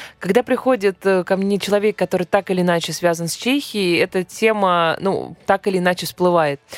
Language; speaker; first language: Russian; native; Russian